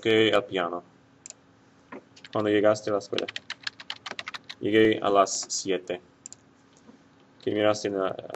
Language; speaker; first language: Spanish; non-native, fluent; English